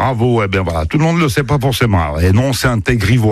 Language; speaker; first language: French; native; French